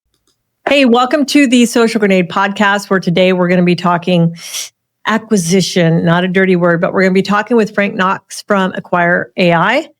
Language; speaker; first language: English; native; English